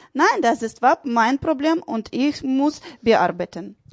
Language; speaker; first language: German; non-native, learner; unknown